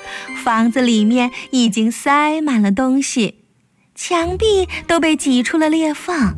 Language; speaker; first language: Chinese; native; Chinese